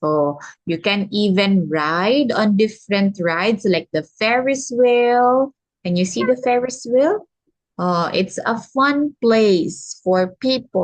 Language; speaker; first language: English; non-native, local second language; Filipino